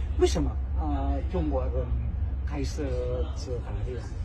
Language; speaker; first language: Chinese; non-native, learner; Indonesian